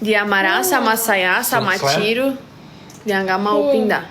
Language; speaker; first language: Indonesian; non-native, learner; Portuguese